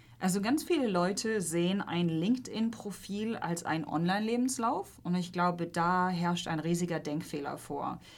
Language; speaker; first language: German; non-native, fluent; Polish